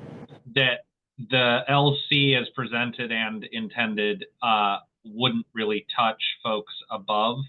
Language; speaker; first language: English; native; English